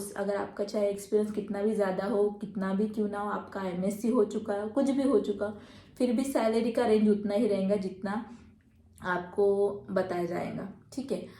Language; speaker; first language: Hindi; non-native, local second language; Marathi